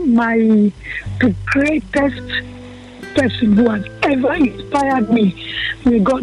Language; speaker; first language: English; non-native, local second language; Yoruba